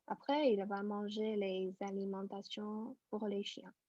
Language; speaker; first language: French; non-native, fluent; Chinese